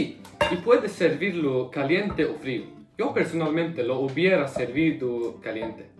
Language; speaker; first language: Spanish; non-native, learner; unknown